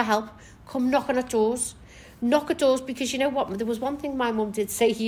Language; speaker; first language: English; native; English